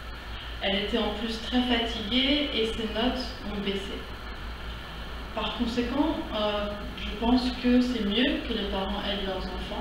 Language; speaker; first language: French; non-native, learner; Korean